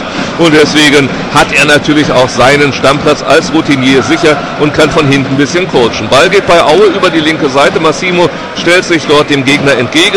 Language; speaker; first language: German; native; German